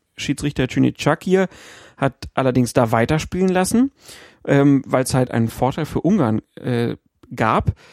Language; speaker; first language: German; native; German